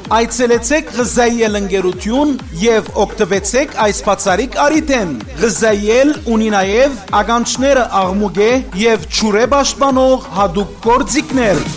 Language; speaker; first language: Armenian; native; Armenian